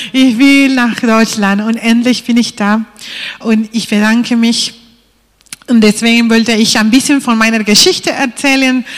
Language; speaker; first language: German; non-native, fluent; Spanish